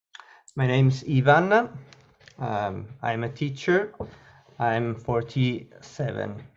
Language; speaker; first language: English; non-native, learner; Italian